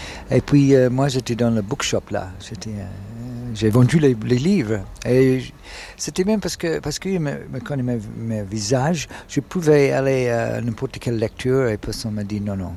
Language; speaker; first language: French; non-native, fluent; English